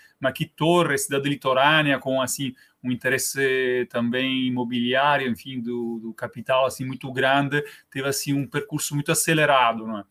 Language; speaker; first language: Portuguese; non-native, fluent; Italian